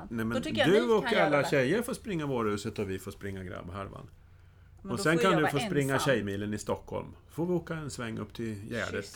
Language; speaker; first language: Swedish; native; Swedish